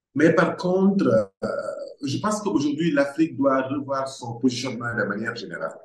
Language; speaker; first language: French; non-native, local second language; Wolof